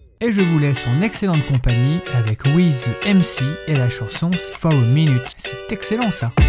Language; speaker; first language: French; native; French